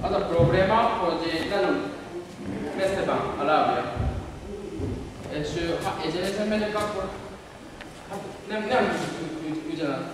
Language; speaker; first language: Hungarian; non-native, learner; Japanese